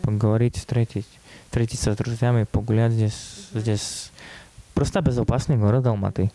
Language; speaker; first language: Russian; non-native, fluent; Slovak